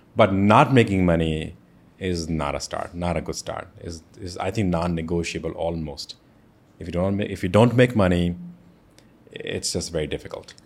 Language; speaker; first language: English; non-native, local second language; Hindi